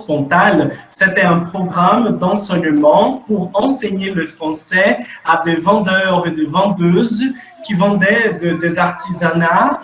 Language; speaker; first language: French; non-native, fluent; Portuguese